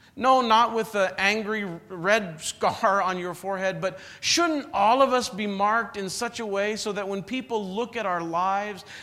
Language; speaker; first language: English; native; English